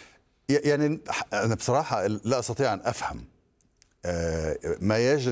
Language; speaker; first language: Arabic; native; Arabic